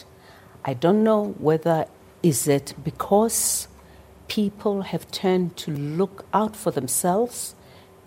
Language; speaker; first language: English; non-native, local second language; Zulu